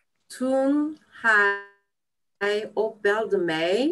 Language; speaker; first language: Dutch; non-native, learner; Turkish